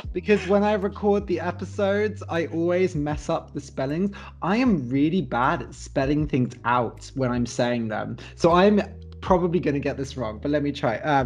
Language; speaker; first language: English; native; English